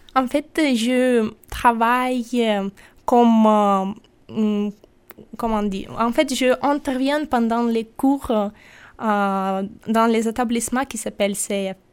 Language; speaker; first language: French; non-native, fluent; Russian